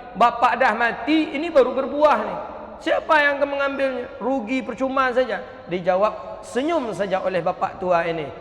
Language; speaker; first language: Malay; non-native, local second language; Minangkabau